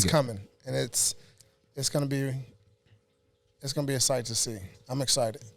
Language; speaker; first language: English; native; English